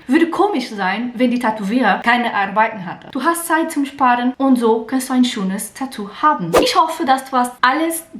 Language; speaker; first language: German; non-native, learner; Portuguese